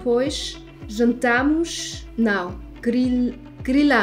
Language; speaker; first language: Portuguese; non-native, learner; German